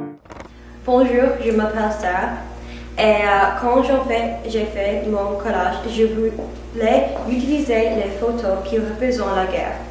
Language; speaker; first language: French; non-native, learner; English